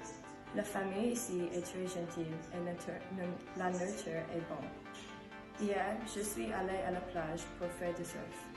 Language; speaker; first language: French; non-native, learner; English